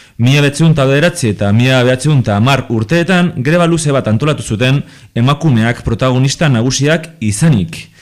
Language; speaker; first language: Basque; non-native, local second language; Spanish